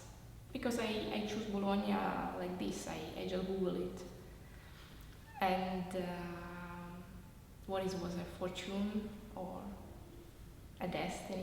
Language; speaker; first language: English; non-native, fluent; Russian